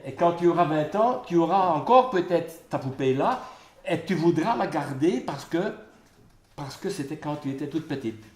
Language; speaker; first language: French; non-native, local second language; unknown